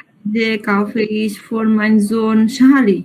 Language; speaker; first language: German; non-native, learner; Bangla